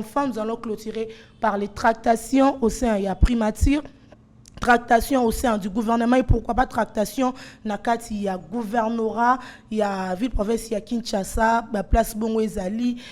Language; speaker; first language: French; non-native, local second language; Lingala